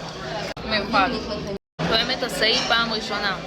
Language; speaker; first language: Hebrew; native; Hebrew